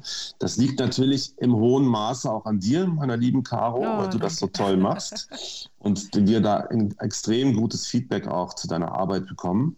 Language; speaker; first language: German; native; German